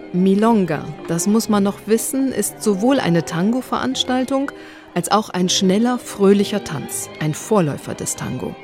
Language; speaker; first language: German; native; German